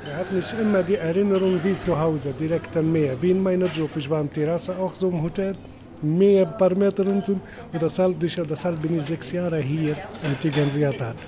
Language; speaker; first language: German; non-native, learner; Arabic